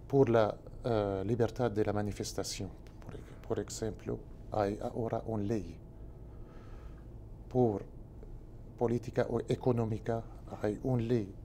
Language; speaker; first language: Spanish; non-native, learner; Arabic